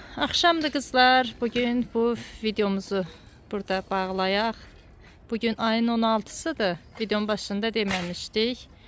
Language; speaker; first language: Azerbaijani; early bilingual, heritage; Azerbaijani